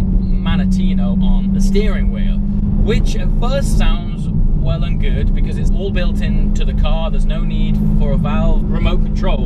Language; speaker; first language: English; native; English